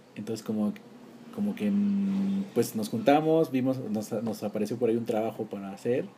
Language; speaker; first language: Spanish; native; Spanish